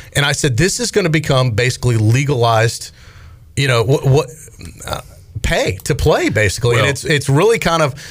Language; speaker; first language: English; native; English